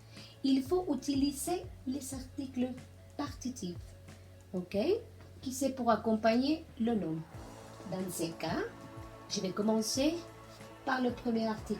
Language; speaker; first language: French; non-native, learner; Spanish